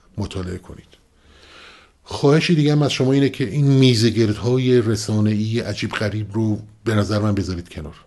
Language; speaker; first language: Persian; non-native, local second language; Kurdish